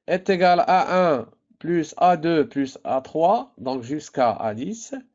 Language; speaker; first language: French; non-native, local second language; Arabic